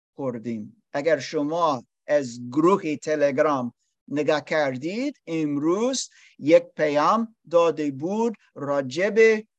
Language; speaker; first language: Persian; non-native, learner; English